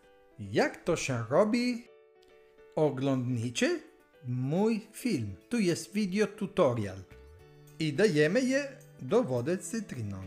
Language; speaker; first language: Polish; non-native, learner; Italian